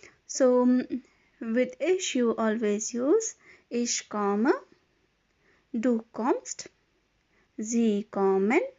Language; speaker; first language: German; non-native, fluent; Hindi